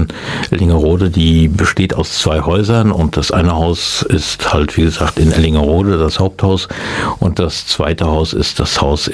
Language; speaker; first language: German; native; German